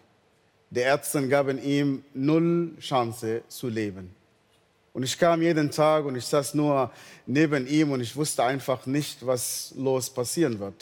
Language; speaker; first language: German; non-native, fluent; Arabic